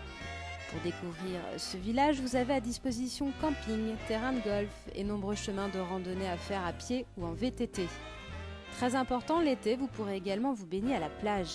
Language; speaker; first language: French; native; French